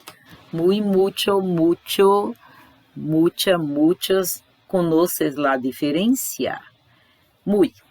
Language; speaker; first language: Spanish; non-native, fluent; Portuguese